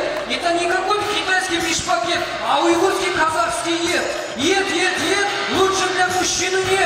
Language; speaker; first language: Russian; non-native, local second language; Uyghur